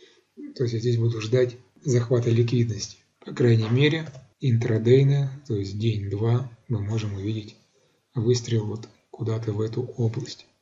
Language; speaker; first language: Russian; native; Russian